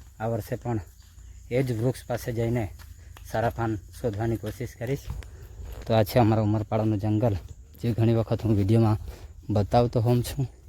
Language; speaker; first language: Gujarati; non-native, local second language; Vasavi